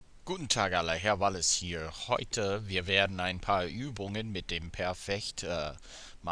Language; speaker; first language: German; non-native, fluent; English